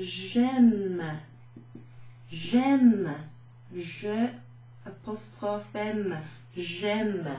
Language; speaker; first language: French; non-native, fluent; English